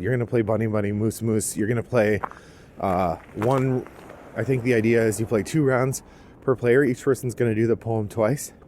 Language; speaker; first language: English; native; English